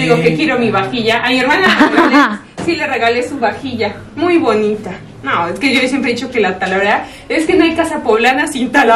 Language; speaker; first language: Spanish; native; Spanish